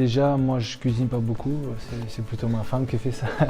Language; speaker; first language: French; non-native, fluent; Slovenian